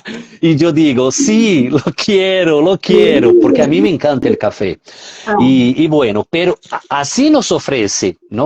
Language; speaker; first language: Spanish; non-native, fluent; Portuguese